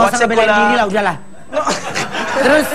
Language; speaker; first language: Indonesian; native; Indonesian